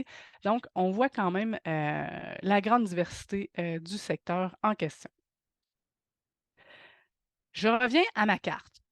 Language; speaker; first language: French; native; French